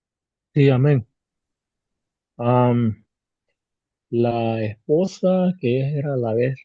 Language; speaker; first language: Spanish; native; Spanish